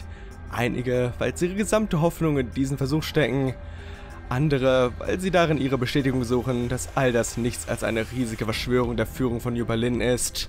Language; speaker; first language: German; native; German